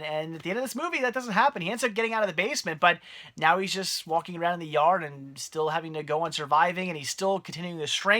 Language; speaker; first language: English; native; English